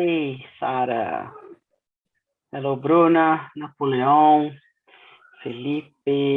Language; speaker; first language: English; non-native, fluent; Portuguese